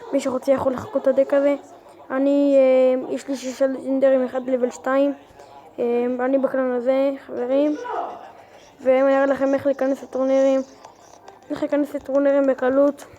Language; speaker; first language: Hebrew; native; Hebrew